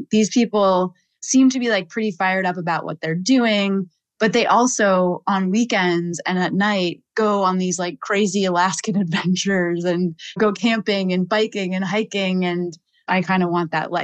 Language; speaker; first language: English; native; English